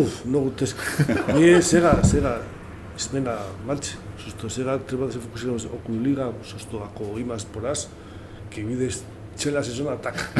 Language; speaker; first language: Macedonian; non-native, learner; Spanish